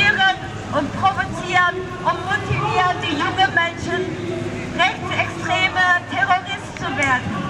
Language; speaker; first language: German; non-native, fluent; Korean